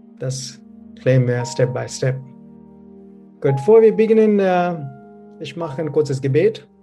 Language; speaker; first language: German; non-native, learner; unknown